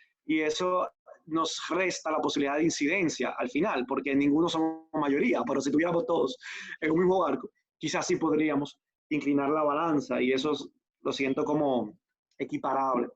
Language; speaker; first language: Spanish; native; Spanish